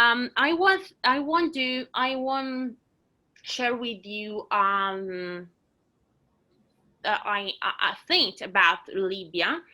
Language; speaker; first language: English; non-native, learner; Italian